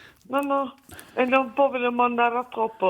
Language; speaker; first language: Italian; non-native, learner; French